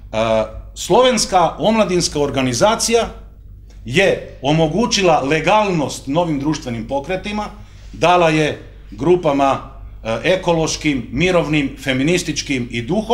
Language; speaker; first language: Croatian; native; Croatian